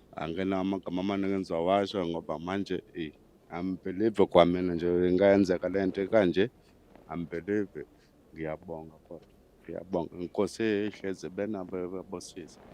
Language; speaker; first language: Zulu; native; Zulu